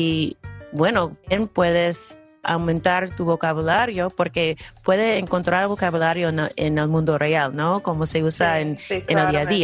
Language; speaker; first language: Spanish; non-native, fluent; English